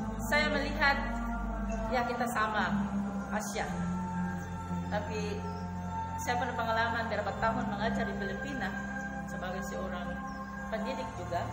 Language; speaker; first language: Indonesian; non-native, learner; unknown